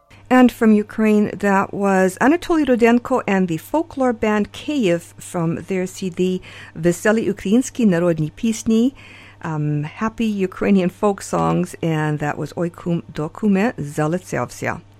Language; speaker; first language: English; early bilingual, other home language; Ukrainian